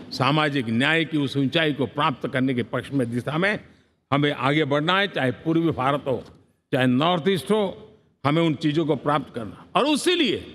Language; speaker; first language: Hindi; non-native, local second language; Gujarati